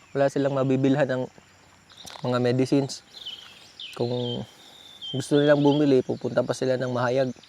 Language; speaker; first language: Filipino; non-native, local second language; Cebuano